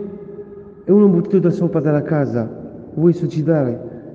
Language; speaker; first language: Italian; non-native, fluent; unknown